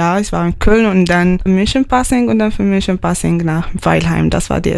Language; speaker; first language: German; non-native, learner; Arabic